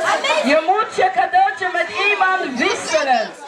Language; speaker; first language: Dutch; non-native, fluent; Lingala